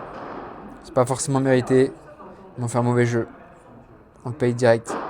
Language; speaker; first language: French; native; French